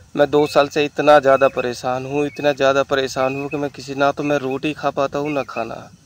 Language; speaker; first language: Hindi; native; Hindi